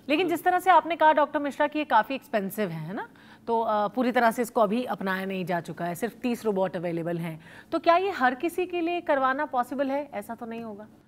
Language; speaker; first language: Hindi; native; Hindi